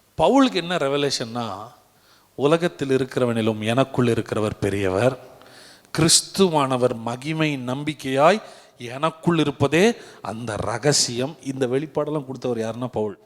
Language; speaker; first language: Tamil; native; Tamil